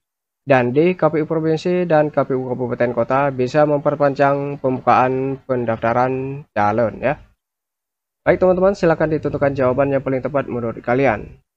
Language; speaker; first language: Indonesian; native; Indonesian